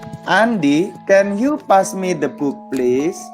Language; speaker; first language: English; non-native, learner; Indonesian